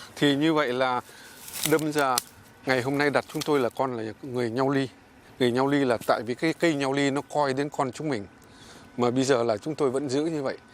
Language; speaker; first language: Vietnamese; early bilingual, heritage; Vietnamese